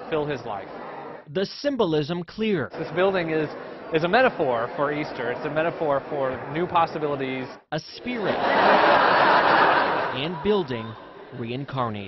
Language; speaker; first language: English; native; English